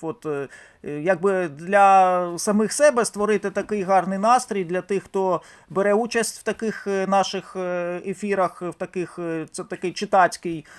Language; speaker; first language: Ukrainian; native; Ukrainian